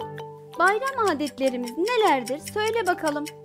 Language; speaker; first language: Turkish; native; Turkish